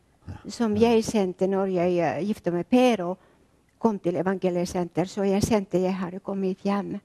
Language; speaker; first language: Swedish; non-native, learner; Finnish